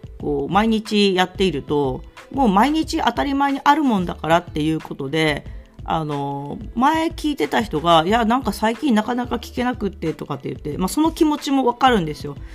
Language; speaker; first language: Japanese; native; Japanese